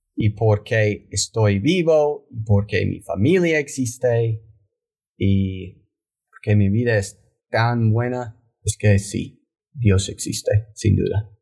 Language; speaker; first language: Spanish; non-native, fluent; English